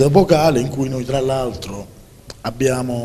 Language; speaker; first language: Italian; native; Italian